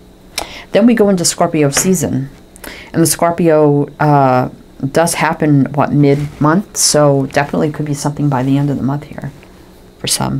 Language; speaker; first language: English; native; English